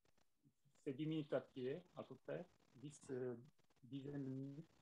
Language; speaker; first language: French; non-native, learner; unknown